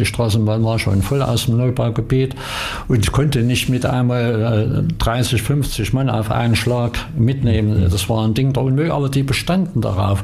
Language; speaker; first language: German; native; German